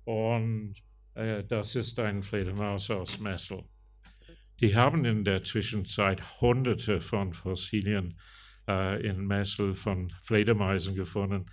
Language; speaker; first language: German; non-native, fluent; English